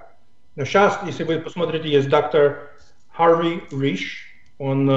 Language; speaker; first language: Russian; non-native, fluent; English